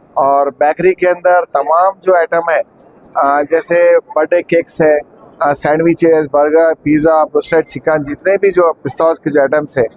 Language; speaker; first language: Hindi; non-native, local second language; Urdu